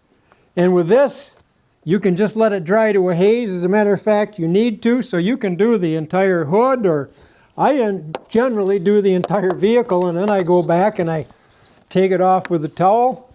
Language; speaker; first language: English; native; English